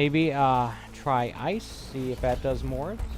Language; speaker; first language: English; native; English